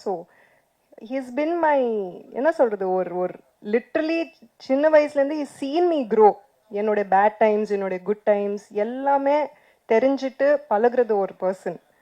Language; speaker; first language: English; non-native, local second language; Tamil